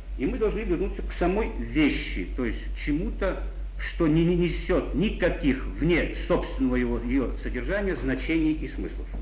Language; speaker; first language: Russian; non-native, local second language; Georgian